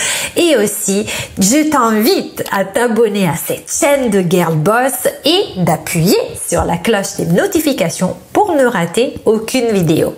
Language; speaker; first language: French; non-native, fluent; Italian